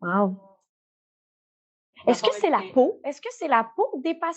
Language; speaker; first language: French; native; French